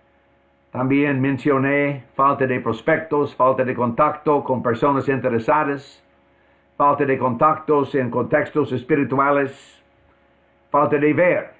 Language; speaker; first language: Spanish; non-native, fluent; English